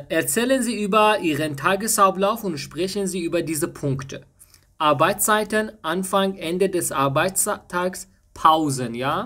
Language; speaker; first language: German; non-native, learner; Persian